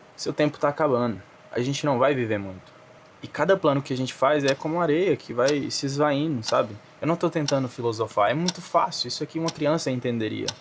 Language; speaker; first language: Portuguese; native; Portuguese